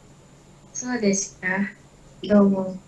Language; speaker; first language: Japanese; non-native, learner; Indonesian